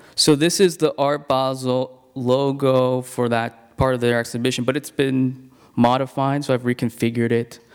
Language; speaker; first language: English; non-native, local second language; Cantonese